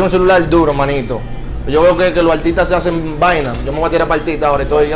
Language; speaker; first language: Spanish; native; Spanish